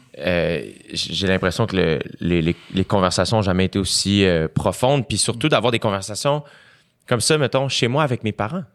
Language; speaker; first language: French; native; French